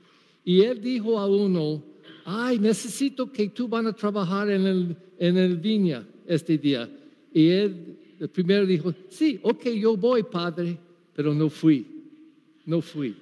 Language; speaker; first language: Spanish; non-native, learner; English